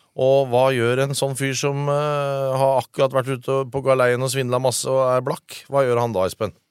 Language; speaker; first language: Norwegian; native; Norwegian